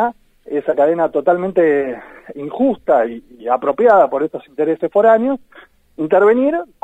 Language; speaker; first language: Spanish; native; Spanish